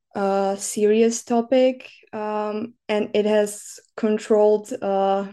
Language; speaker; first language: English; non-native, fluent; Slovak